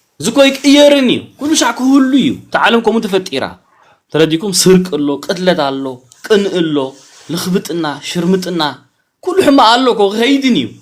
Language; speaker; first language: Tigrinya; early bilingual, heritage; Tigrinya